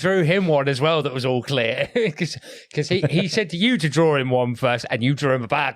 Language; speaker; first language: English; native; English